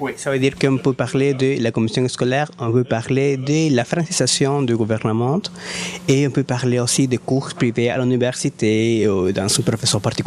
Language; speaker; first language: French; non-native, fluent; Spanish